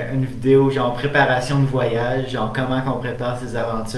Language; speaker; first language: French; native; French